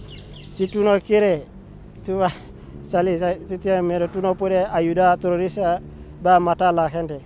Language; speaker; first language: Spanish; non-native, learner; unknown